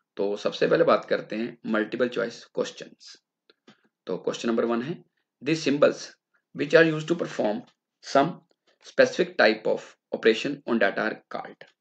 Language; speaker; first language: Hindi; non-native, local second language; Punjabi